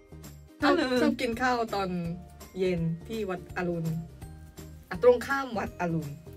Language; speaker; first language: Thai; non-native, learner; Korean